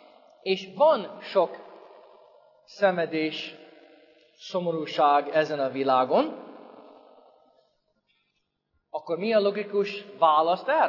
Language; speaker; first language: Hungarian; non-native, fluent; English